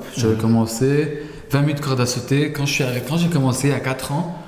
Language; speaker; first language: French; non-native, local second language; Arabic